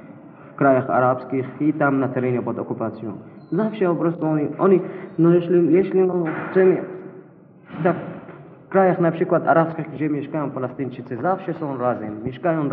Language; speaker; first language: Polish; non-native, learner; Arabic